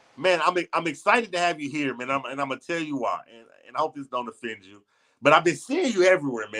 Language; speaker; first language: English; native; English